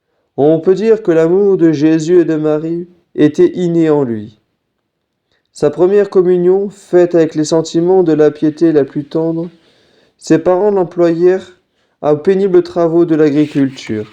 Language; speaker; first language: French; native; French